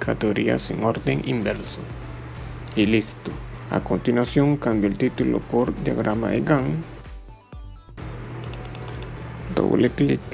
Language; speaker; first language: Spanish; native; Spanish